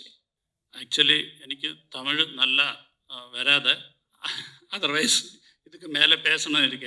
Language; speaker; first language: Tamil; non-native, learner; Malayalam